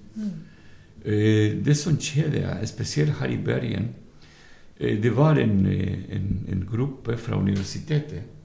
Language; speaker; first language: Norwegian; non-native, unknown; Spanish